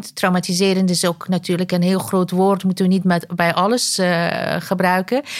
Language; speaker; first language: Dutch; non-native, fluent; Persian